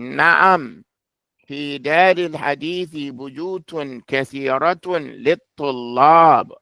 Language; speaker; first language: Arabic; non-native, fluent; English